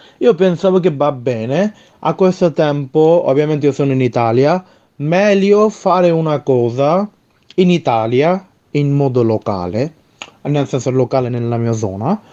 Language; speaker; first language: Italian; non-native, learner; Bangla